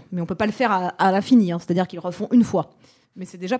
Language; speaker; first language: French; native; French